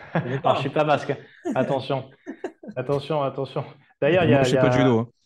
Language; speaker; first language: French; native; French